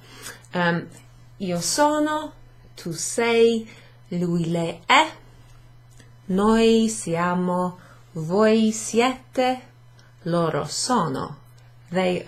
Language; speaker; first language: Italian; non-native, fluent; English